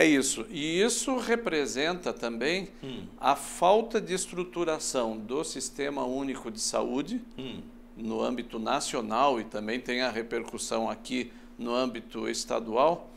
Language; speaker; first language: Portuguese; native; Portuguese